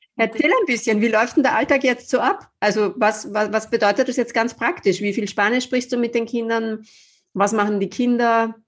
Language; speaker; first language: German; native; German